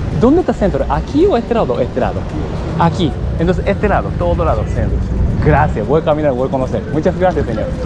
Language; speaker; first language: Spanish; non-native, learner; Japanese